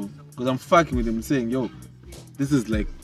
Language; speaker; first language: English; non-native, local second language; Shona